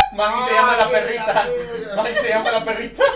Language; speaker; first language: Spanish; native; Spanish